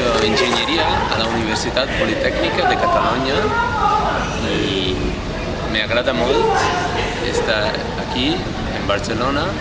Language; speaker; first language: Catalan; non-native, learner; Italian